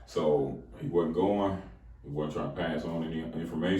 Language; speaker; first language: English; native; English